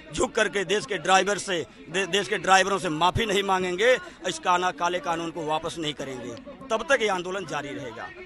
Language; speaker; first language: Hindi; native; Hindi